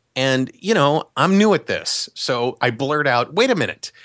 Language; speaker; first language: English; native; English